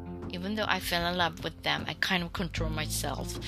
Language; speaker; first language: English; non-native, fluent; Japanese